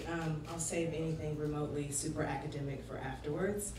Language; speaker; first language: English; native; English